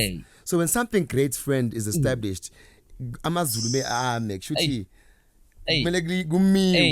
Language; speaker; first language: English; non-native, local second language; Zulu